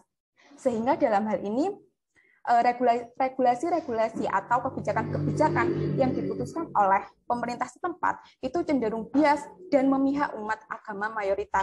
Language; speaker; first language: Indonesian; native; Indonesian